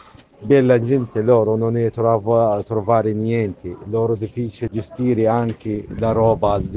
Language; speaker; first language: Italian; non-native, learner; Arabic